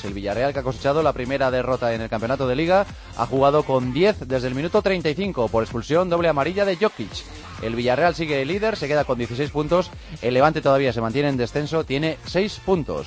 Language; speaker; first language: Spanish; native; Spanish